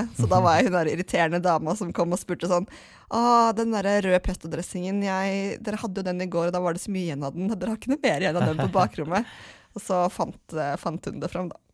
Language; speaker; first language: Norwegian; native; Norwegian